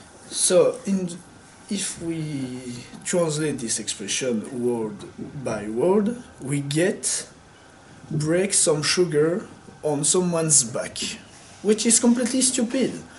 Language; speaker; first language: English; non-native, learner; French